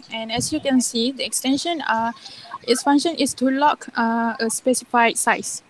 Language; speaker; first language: English; non-native, local second language; Malay